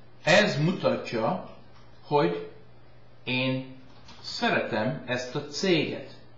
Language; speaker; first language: Hungarian; early bilingual, heritage; Hungarian